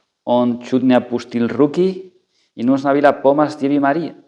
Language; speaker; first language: Russian; non-native, fluent; Spanish